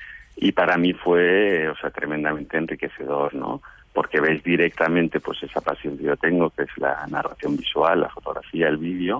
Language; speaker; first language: Spanish; native; Spanish